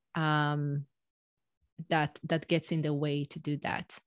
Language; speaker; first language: English; non-native, fluent; Hebrew